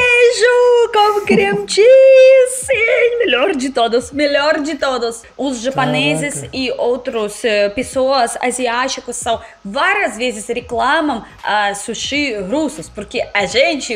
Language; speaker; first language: Portuguese; non-native, learner; Russian